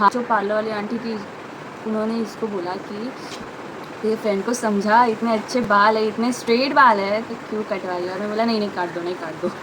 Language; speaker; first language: Hindi; non-native, local second language; Marathi